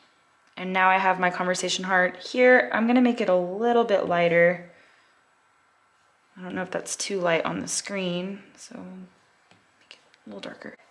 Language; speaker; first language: English; native; English